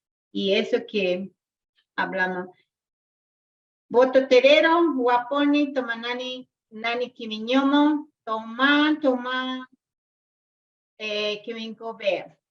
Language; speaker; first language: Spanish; non-native, local second language; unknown